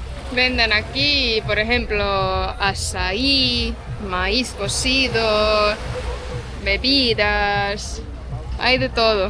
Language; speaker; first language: Spanish; non-native, fluent; Estonian